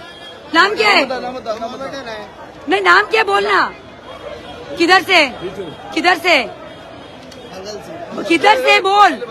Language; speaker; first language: Hindi; non-native, local second language; Marathi